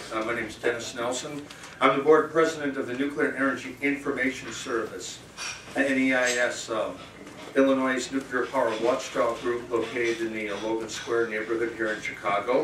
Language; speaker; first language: English; native; English